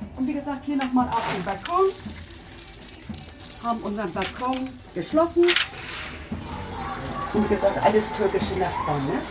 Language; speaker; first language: German; native; German